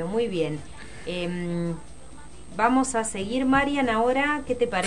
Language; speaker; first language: Spanish; native; Spanish